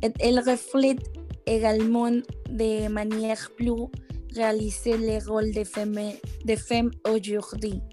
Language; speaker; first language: French; non-native, learner; Spanish